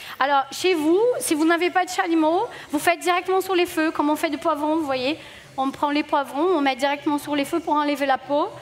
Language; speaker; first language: French; non-native, fluent; Portuguese